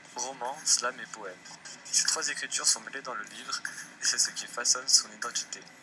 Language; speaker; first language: French; native; French